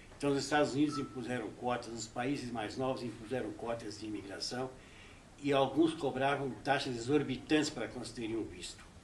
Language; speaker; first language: Portuguese; early bilingual, other home language; Hungarian